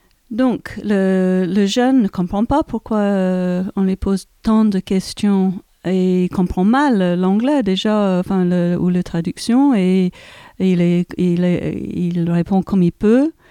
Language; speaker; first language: French; native; French